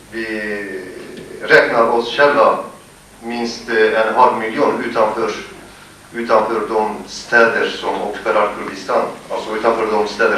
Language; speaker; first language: Swedish; non-native, fluent; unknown